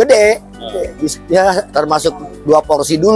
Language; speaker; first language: Indonesian; native; Indonesian